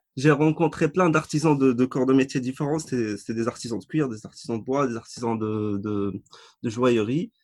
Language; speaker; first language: French; non-native, local second language; Arabic